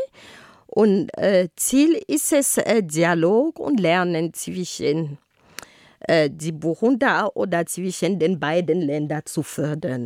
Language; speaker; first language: German; non-native, fluent; Ghomala